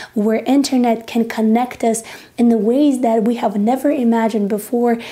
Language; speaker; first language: English; non-native, fluent; Russian